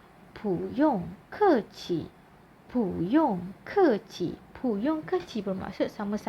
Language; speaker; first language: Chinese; non-native, fluent; Malay